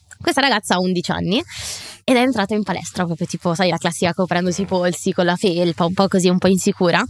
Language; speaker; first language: Italian; native; Italian